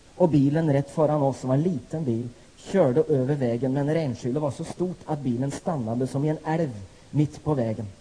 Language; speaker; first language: Swedish; non-native, fluent; Norwegian